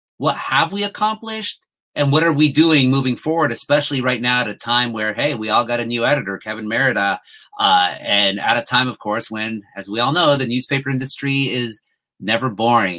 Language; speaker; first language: English; early bilingual, other home language; Spanish